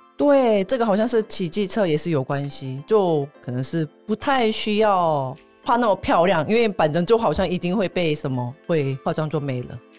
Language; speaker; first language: Chinese; non-native, fluent; Korean